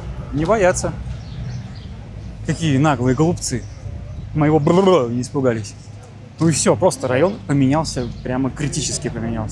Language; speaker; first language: Russian; native; Russian